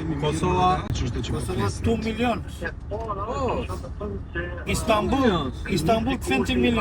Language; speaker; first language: Turkish; non-native, learner; Albanian